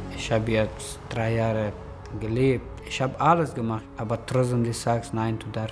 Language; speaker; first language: German; non-native, learner; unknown